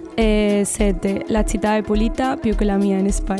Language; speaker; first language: Italian; non-native, learner; Spanish